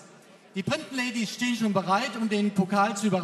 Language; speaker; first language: German; native; German